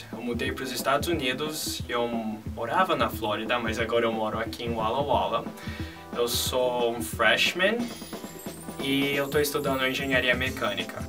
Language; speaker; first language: Portuguese; early bilingual, heritage; Portuguese